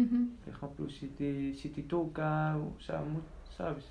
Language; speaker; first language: Spanish; non-native, learner; Berber languages